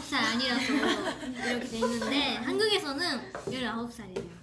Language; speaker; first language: Korean; non-native, fluent; Japanese